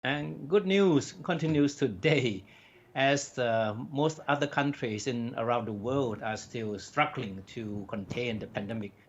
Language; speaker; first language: English; non-native, fluent; Thai